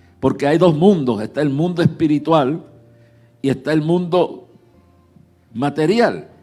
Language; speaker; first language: Spanish; early bilingual, heritage; Spanish